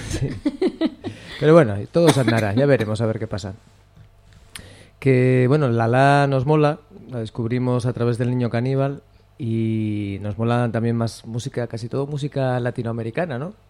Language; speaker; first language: Spanish; native; Spanish